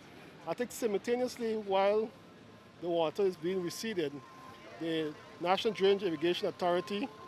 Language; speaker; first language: English; native; English